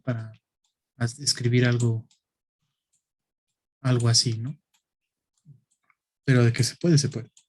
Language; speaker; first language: Spanish; native; Spanish